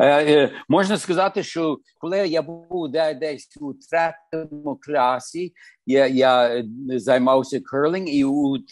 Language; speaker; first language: Ukrainian; early bilingual, heritage; Ukrainian